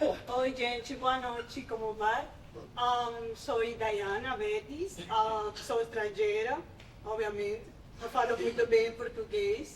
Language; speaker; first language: Portuguese; non-native, fluent; Spanish